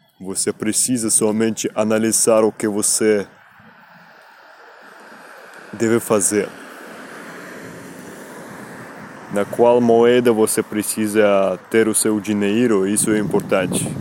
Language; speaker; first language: Portuguese; non-native, learner; Spanish